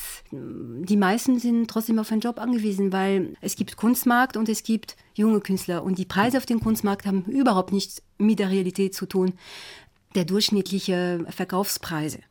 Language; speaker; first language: German; non-native, fluent; French